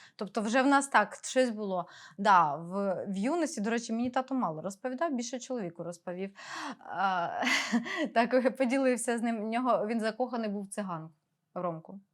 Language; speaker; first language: Ukrainian; non-native, local second language; Russian